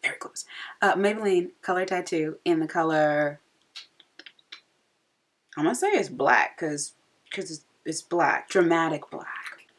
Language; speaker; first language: English; native; English